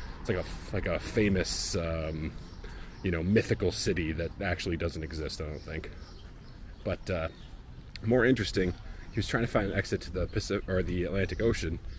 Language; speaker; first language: English; native; English